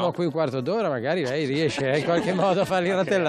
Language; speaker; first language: Italian; native; Italian